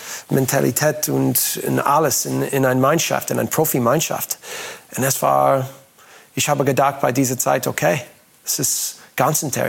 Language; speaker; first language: German; non-native, learner; English